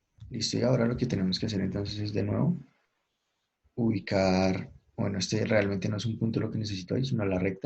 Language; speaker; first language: Spanish; native; Spanish